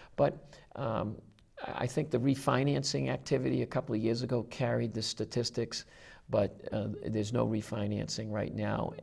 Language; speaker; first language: English; native; English